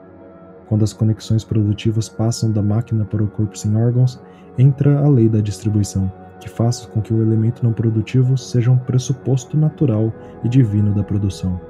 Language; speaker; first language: Portuguese; native; Portuguese